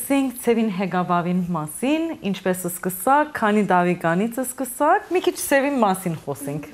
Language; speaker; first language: Armenian; early bilingual, heritage; English